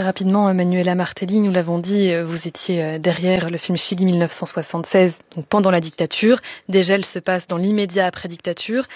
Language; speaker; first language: French; native; French